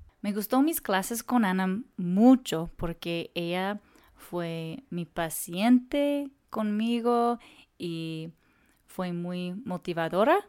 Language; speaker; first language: Spanish; non-native, learner; English